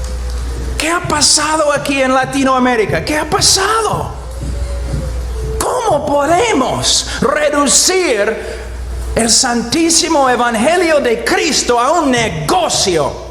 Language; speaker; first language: Spanish; non-native, fluent; English